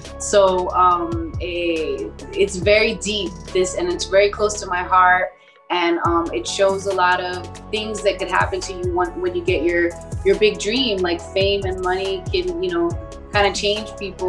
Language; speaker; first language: English; early bilingual, other home language; Spanish